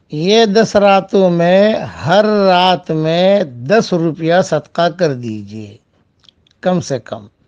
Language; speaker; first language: Urdu; non-native, local second language; Gujarati